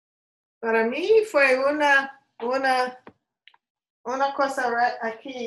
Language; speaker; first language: Spanish; non-native, learner; English